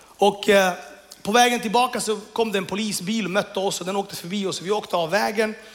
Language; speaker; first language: Swedish; early bilingual, other home language; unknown